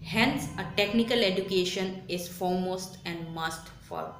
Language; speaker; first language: English; non-native, local second language; Bangla